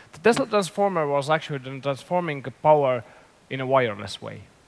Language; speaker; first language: English; non-native, fluent; Estonian